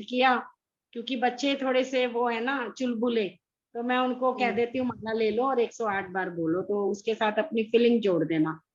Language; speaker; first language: Hindi; native; Hindi